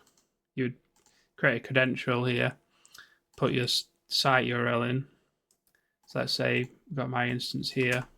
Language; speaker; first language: English; native; English